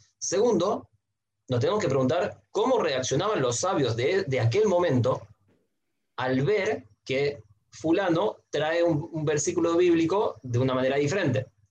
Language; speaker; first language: Spanish; native; Spanish